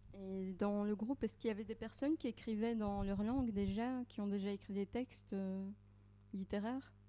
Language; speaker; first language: French; native; French